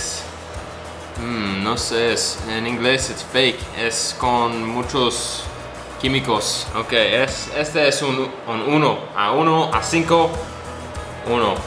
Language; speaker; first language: Spanish; non-native, learner; English